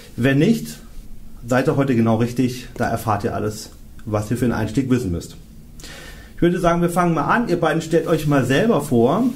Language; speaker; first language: German; native; German